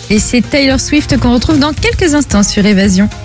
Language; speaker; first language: French; native; French